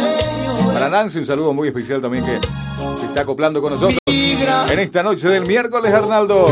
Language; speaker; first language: Spanish; native; Spanish